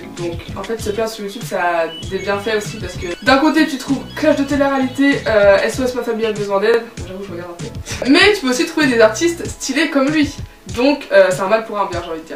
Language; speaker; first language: French; native; French